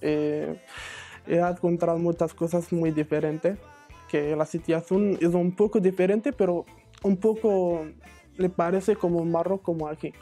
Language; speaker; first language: Spanish; non-native, learner; Arabic